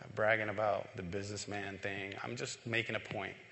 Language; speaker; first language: English; non-native, local second language; Filipino